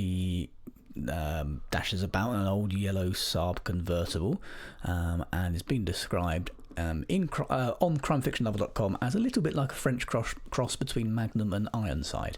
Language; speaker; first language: English; native; English